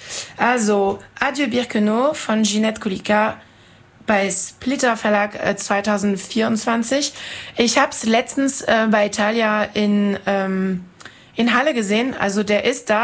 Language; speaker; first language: German; non-native, fluent; French